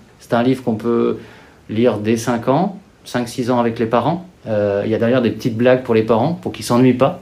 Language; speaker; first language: French; native; French